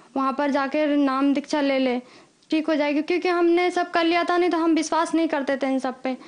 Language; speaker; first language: Hindi; native; Hindi